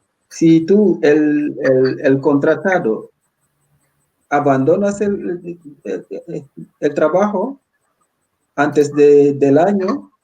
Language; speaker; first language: Spanish; non-native, fluent; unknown